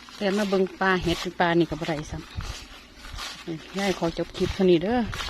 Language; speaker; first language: Thai; native; Thai